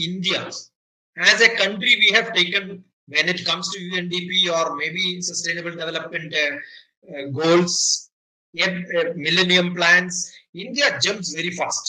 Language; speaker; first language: English; non-native, local second language; Malayalam